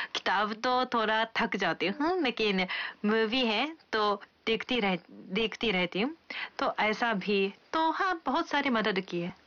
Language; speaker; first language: Hindi; non-native, fluent; Japanese